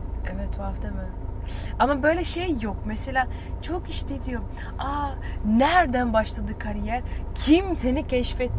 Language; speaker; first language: Turkish; early bilingual, heritage; Turkish